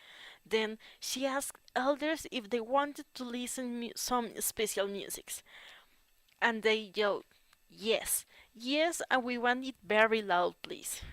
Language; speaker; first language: English; non-native, learner; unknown